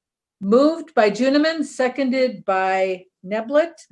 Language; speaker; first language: English; native; English